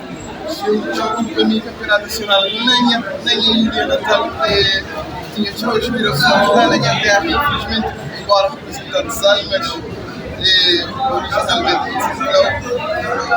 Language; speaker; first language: Portuguese; non-native, local second language; Kabuverdianu